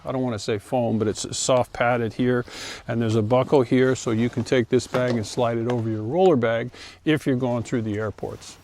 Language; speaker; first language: English; native; English